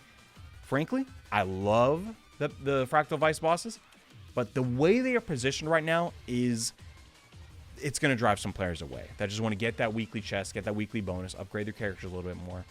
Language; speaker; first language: English; native; English